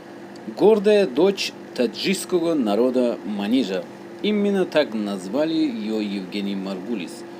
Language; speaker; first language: Russian; non-native, local second language; Tajik